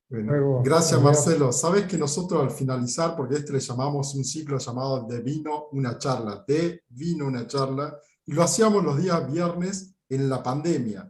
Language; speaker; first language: Spanish; native; Spanish